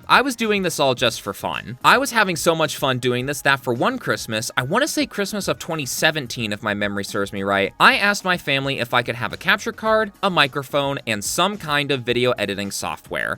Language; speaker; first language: English; native; English